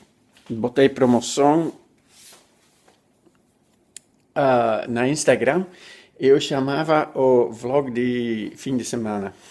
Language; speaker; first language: Portuguese; non-native, learner; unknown